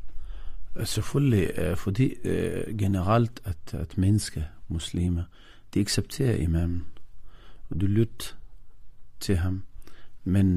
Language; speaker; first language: Danish; non-native, fluent; Arabic